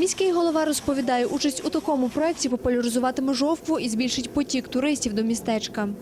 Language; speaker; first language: Ukrainian; native; Ukrainian